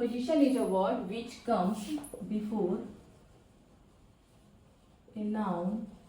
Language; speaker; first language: English; non-native, learner; Hindi